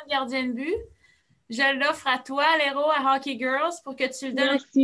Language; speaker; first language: French; native; French